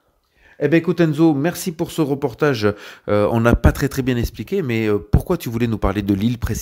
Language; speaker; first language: French; native; French